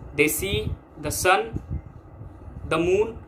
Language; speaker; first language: English; non-native, local second language; Marathi